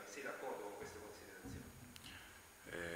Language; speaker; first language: Italian; native; Italian